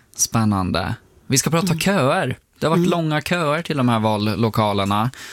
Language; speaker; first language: Swedish; native; Swedish